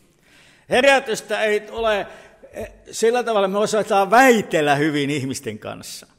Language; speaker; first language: Finnish; native; Finnish